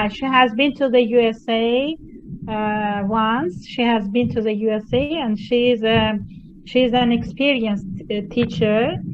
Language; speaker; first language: English; non-native, fluent; Azerbaijani